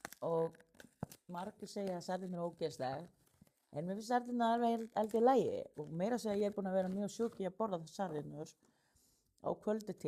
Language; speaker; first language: Icelandic; non-native, learner; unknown